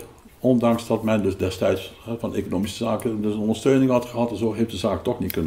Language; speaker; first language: Dutch; native; Dutch